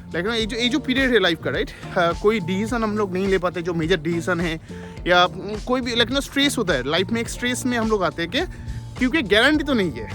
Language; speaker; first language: Hindi; non-native, local second language; Bangla